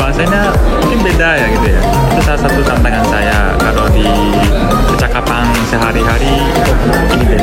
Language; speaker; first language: Indonesian; non-native, fluent; Japanese